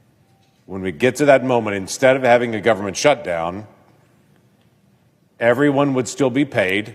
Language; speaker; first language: English; native; English